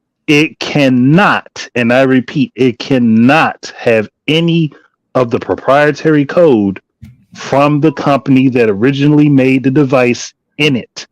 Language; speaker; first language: English; native; English